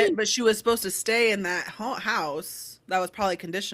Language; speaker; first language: English; native; English